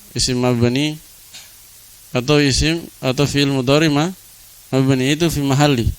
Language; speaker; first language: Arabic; non-native, fluent; Indonesian